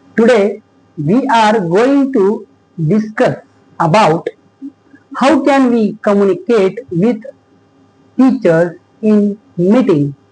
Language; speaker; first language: English; non-native, local second language; Marathi